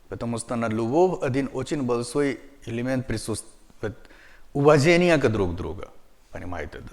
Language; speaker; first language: Russian; non-native, learner; Hindi